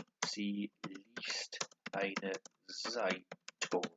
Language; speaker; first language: German; non-native, learner; English